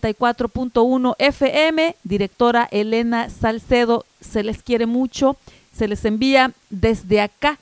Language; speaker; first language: Spanish; native; Spanish